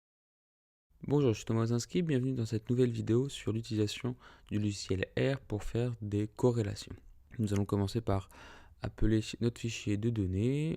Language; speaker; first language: French; native; French